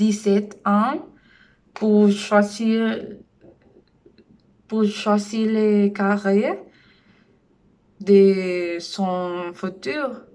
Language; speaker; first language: French; non-native, learner; Spanish